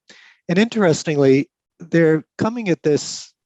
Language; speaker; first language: English; native; English